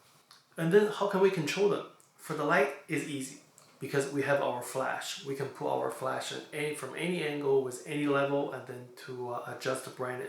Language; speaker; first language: English; non-native, fluent; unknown